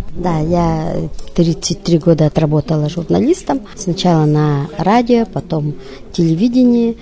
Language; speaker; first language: Russian; non-native, local second language; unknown